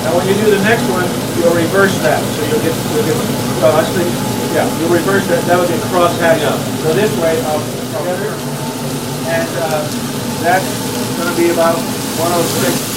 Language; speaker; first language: English; native; English